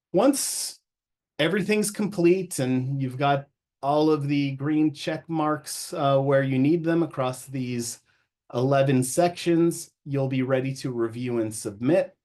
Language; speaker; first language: English; native; English